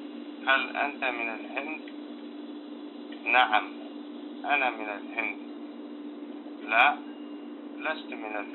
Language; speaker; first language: Arabic; non-native, learner; Tigrinya